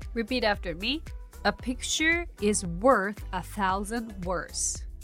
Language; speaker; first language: English; non-native, fluent; Japanese